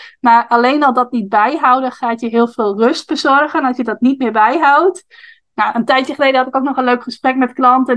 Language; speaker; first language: Dutch; native; Dutch